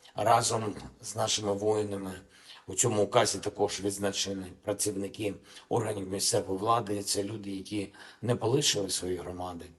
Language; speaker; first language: Ukrainian; native; Ukrainian